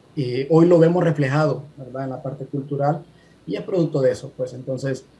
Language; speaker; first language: Spanish; native; Spanish